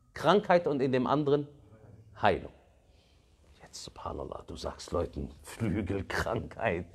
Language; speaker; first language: German; early bilingual, other home language; Arabic